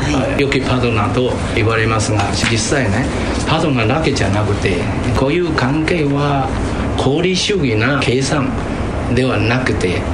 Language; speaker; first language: Japanese; non-native, fluent; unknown